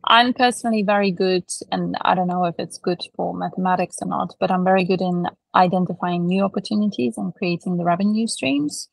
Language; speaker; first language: English; non-native, fluent; Russian